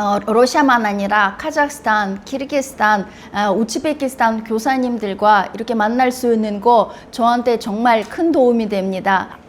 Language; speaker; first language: Korean; non-native, fluent; Russian